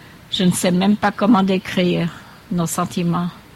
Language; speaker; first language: French; native; French